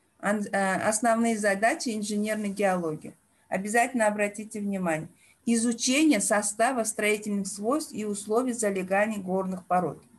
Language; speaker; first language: Russian; non-native, local second language; Uzbek